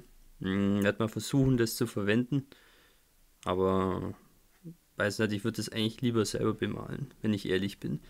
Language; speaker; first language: German; native; German